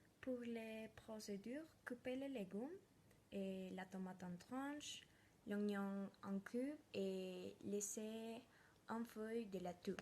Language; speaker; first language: French; non-native, learner; Spanish